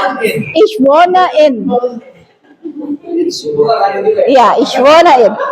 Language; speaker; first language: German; non-native, learner; Indonesian